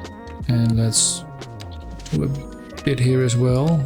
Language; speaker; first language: English; non-native, fluent; Dutch